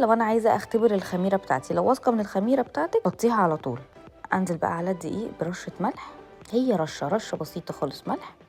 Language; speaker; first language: Arabic; native; Arabic